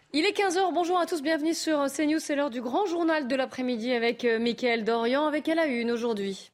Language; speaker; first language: French; native; French